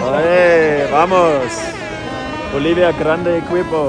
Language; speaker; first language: Spanish; non-native, learner; Danish